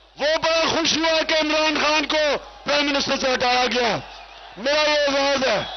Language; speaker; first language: Urdu; native; Urdu